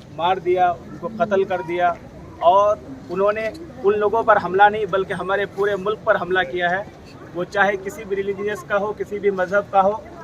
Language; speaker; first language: Urdu; native; Urdu